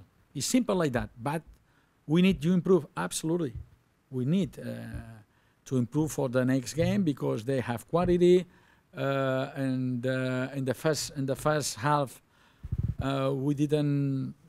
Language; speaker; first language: English; non-native, learner; Catalan